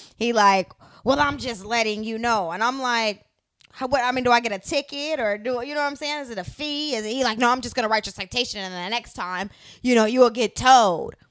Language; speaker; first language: English; native; English